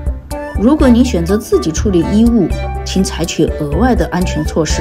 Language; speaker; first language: Chinese; native; Chinese